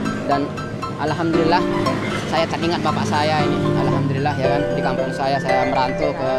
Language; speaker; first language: Indonesian; non-native, local second language; Sasak